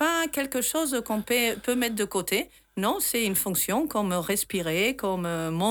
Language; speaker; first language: French; non-native, fluent; Spanish